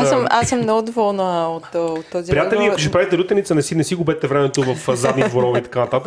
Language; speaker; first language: Bulgarian; native; Bulgarian